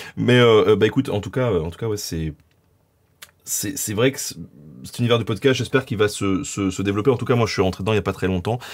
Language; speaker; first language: French; native; French